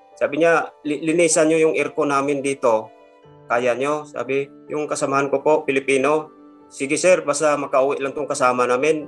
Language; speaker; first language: Filipino; non-native, local second language; Cebuano